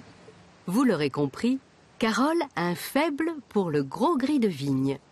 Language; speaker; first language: French; native; French